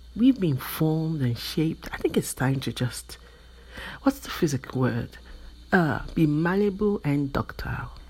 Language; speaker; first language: English; non-native, local second language; Yoruba